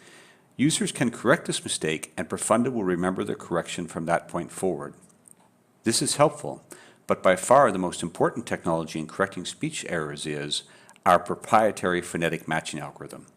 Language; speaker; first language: English; native; English